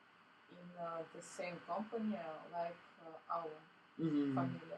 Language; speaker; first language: English; non-native, learner; Russian